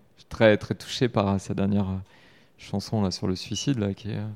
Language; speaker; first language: French; native; French